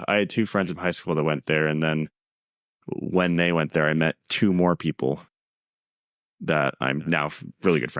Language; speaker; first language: English; native; English